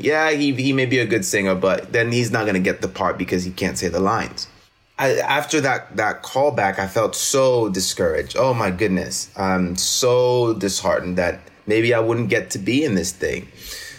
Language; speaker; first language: English; non-native, local second language; French